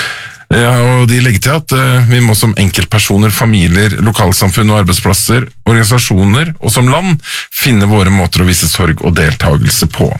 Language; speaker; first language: Norwegian; native; Norwegian